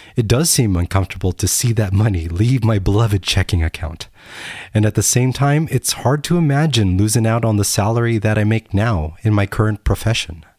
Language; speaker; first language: English; native; English